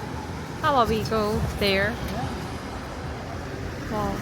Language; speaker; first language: English; non-native, learner; Korean